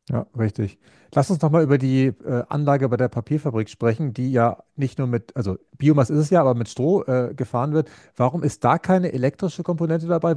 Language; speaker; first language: German; native; German